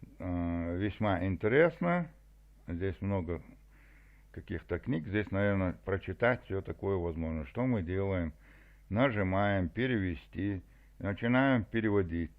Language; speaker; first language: Russian; non-native, local second language; Chechen